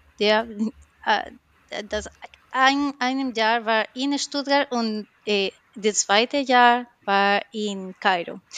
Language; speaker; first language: German; non-native, learner; Spanish